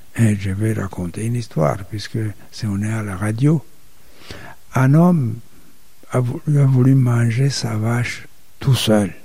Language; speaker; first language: French; non-native, local second language; Rundi